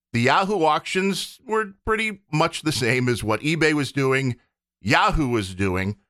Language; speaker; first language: English; native; English